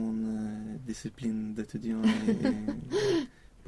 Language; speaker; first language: French; non-native, learner; Swedish